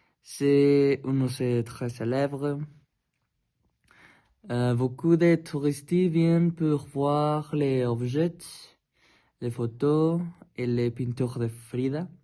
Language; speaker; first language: French; non-native, learner; Spanish